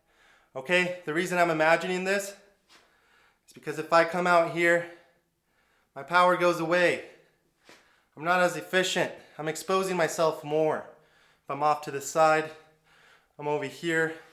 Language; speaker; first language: English; native; English